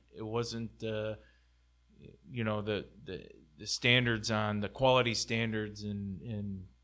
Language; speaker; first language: English; native; English